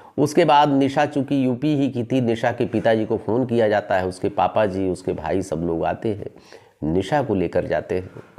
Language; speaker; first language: Hindi; native; Hindi